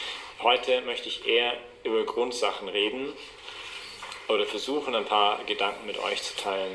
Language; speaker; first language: German; non-native, fluent; English